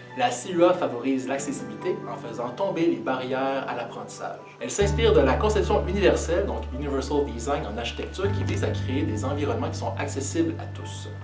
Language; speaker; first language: French; native; French